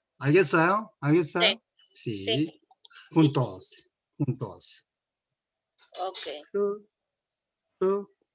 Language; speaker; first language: Spanish; non-native, learner; Korean